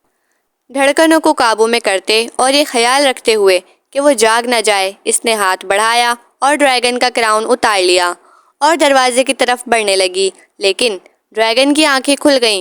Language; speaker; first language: Urdu; native; Urdu